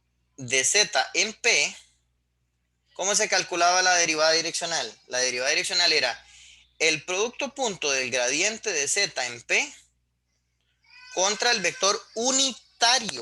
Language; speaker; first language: Spanish; native; Spanish